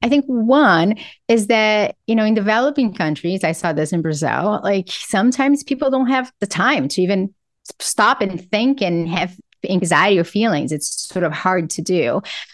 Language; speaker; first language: English; non-native, fluent; Portuguese